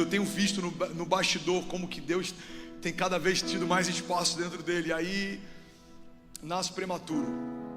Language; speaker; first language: Portuguese; native; Portuguese